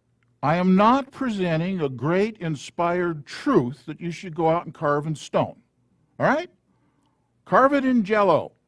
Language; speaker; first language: English; native; English